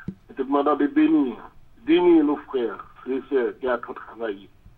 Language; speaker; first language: French; native; French